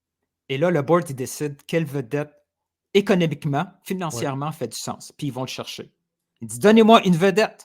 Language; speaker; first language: French; native; French